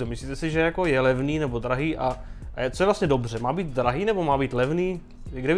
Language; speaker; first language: Czech; native; Czech